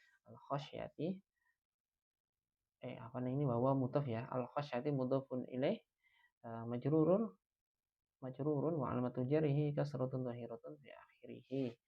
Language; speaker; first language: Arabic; non-native, fluent; Indonesian